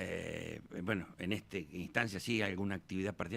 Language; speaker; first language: Spanish; native; Spanish